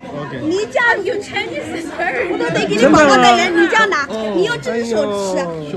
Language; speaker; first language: Chinese; native; Chinese